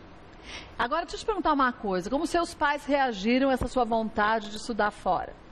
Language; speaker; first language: Portuguese; native; Portuguese